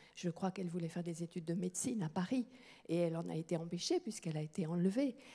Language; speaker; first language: French; native; French